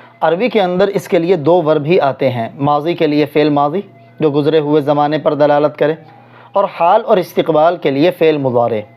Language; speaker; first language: Urdu; non-native, local second language; Punjabi